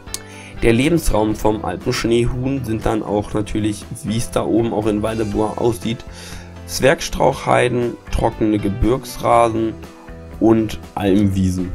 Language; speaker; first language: German; native; German